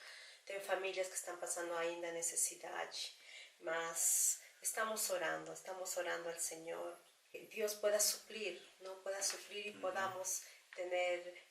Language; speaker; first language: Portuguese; non-native, learner; Spanish